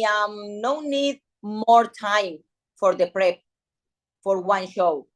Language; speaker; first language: English; non-native, learner; Spanish